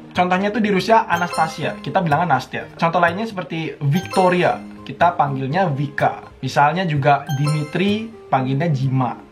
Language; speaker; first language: Indonesian; native; Indonesian